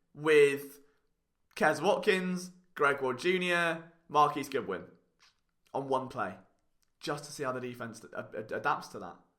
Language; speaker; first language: English; native; English